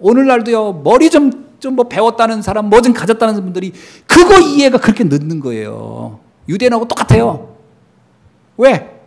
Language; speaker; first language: Korean; native; Korean